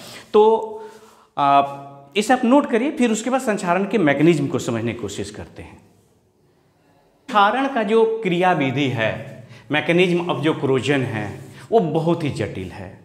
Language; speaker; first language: Hindi; native; Hindi